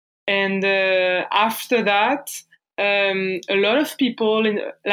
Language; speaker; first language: English; non-native, fluent; French